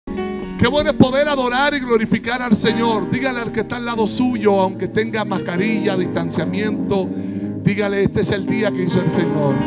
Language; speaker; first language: Spanish; native; Spanish